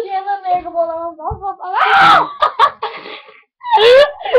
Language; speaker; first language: Swedish; native; Swedish